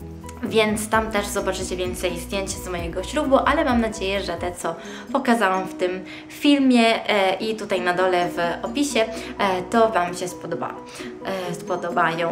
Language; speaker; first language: Polish; early bilingual, heritage; Polish